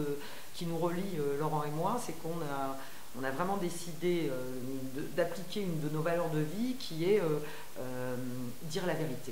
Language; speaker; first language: French; native; French